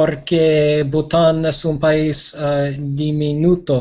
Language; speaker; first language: Spanish; non-native, learner; English